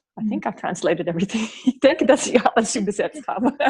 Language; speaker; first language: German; non-native, learner; English